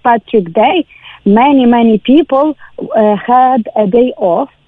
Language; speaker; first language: English; non-native, learner; Ukrainian